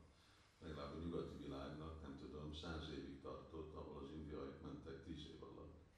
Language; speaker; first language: Hungarian; early bilingual, heritage; Hungarian